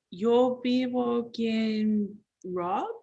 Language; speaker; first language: Spanish; non-native, learner; English